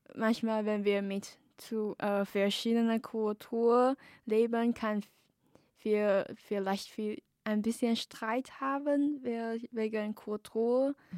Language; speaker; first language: German; non-native, learner; Chinese